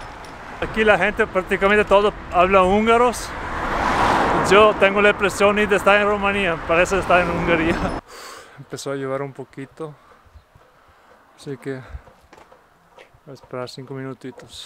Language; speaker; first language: Spanish; non-native, fluent; Portuguese